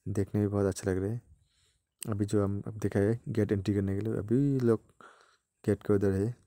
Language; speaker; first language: Hindi; non-native, local second language; Bangla